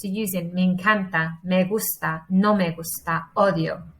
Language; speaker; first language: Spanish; non-native, fluent; English